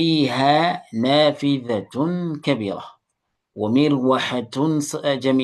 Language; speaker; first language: Arabic; non-native, fluent; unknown